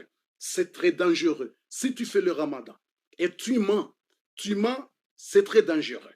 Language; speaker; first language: French; non-native, fluent; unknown